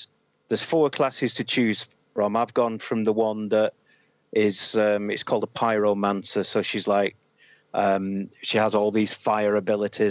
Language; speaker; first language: English; native; English